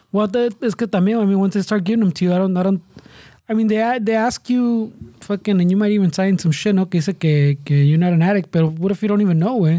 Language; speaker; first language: English; early bilingual, other home language; Spanish